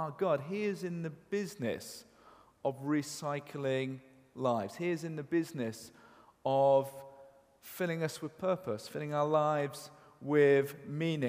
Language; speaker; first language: English; native; English